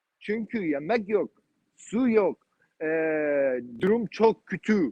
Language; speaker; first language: Turkish; non-native, learner; Kurdish